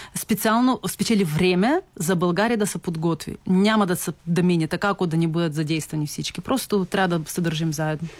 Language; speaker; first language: Bulgarian; early bilingual, heritage; Bulgarian